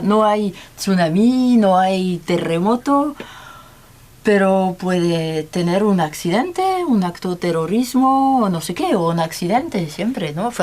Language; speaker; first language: Spanish; non-native, learner; French